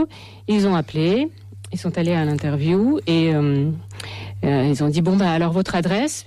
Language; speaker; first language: French; non-native, fluent; Russian